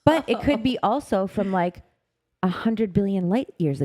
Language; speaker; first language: English; native; English